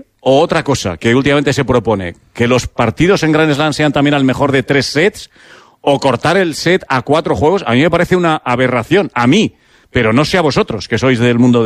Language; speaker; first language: Spanish; native; Spanish